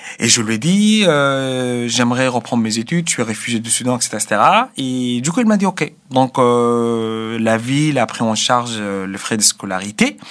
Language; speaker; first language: French; non-native, fluent; Arabic